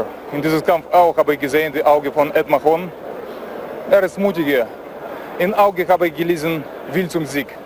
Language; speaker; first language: German; non-native, learner; Russian